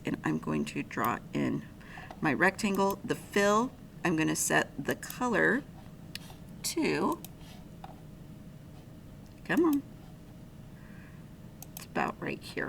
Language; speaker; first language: English; native; English